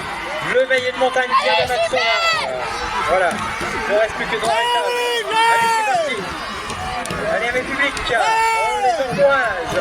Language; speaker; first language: French; native; French